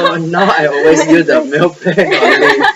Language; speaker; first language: English; non-native, local second language; Malay